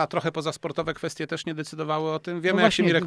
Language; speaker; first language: Polish; native; Polish